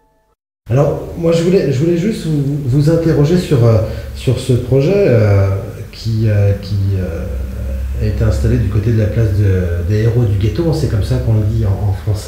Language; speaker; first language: French; native; French